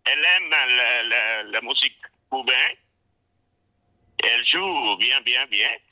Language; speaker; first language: French; non-native, learner; Spanish